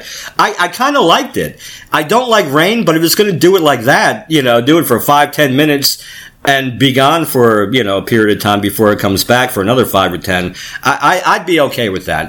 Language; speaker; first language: English; native; English